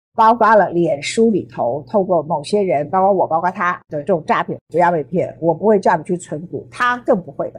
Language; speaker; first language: Chinese; native; Chinese